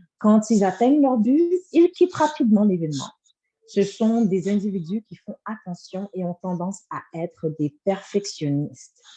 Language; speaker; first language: French; native; French